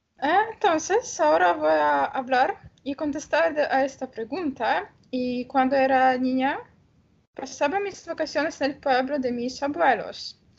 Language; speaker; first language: Spanish; non-native, learner; Polish